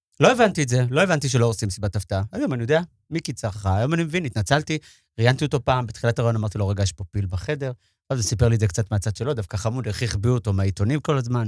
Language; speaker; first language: Hebrew; native; Hebrew